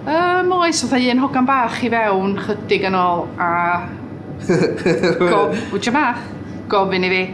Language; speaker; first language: Welsh; native; Welsh